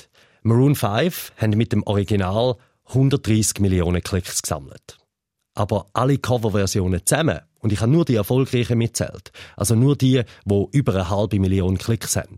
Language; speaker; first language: German; native; German